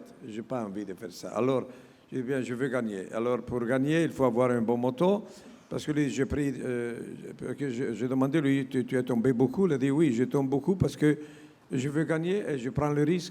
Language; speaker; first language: French; non-native, learner; Italian